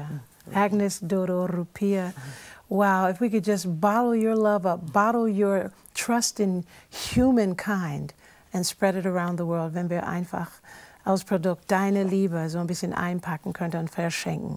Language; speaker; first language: German; non-native, fluent; English